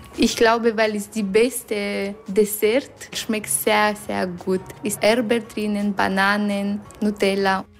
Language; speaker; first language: German; non-native, learner; Romanian